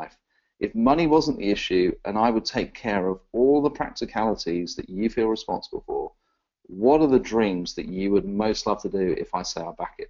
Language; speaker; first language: English; native; English